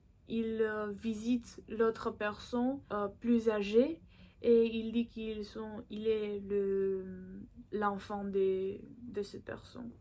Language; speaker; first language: French; non-native, learner; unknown